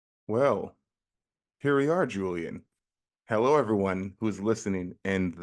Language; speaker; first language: English; native; English